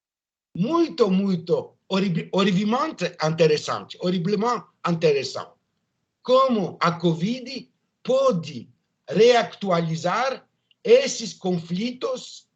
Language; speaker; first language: Portuguese; non-native, learner; French